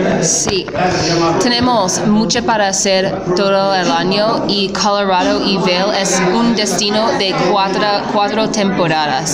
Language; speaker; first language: Spanish; non-native, fluent; English